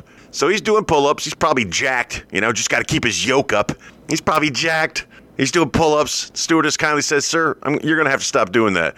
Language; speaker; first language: English; native; English